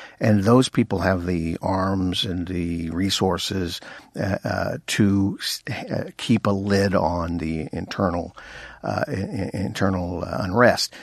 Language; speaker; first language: English; native; English